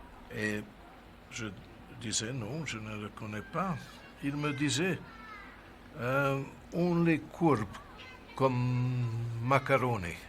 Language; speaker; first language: French; non-native, fluent; Hungarian